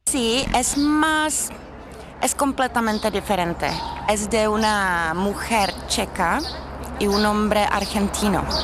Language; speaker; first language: Spanish; non-native, fluent; Czech